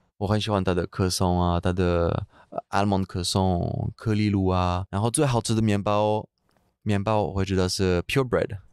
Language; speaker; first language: Chinese; non-native, fluent; French